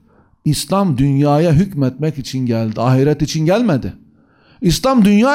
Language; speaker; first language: Turkish; native; Turkish